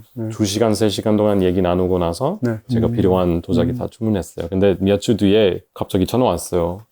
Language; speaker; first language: Korean; non-native, fluent; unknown